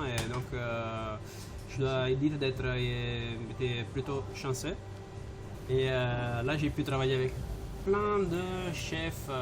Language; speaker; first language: French; non-native, fluent; Italian